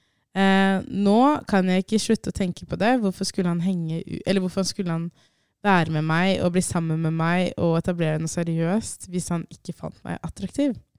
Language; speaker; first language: Norwegian; native; Norwegian